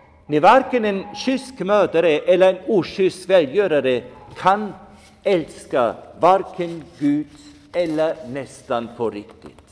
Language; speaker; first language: Swedish; non-native, fluent; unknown